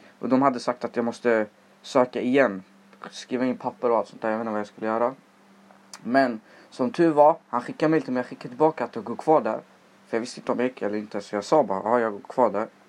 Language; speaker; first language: Swedish; native; Swedish